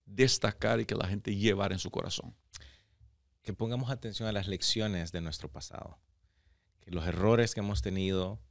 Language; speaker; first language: Spanish; native; Spanish